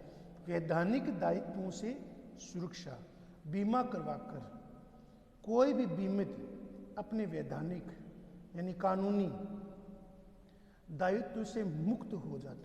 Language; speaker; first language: Hindi; native; Hindi